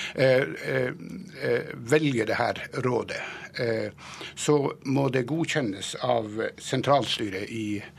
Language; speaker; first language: Norwegian; native; Norwegian